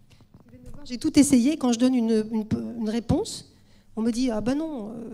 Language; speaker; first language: French; native; French